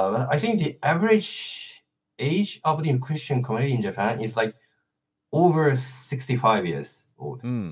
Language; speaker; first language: English; non-native, fluent; Japanese